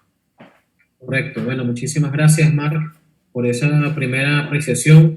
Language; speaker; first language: Spanish; native; Spanish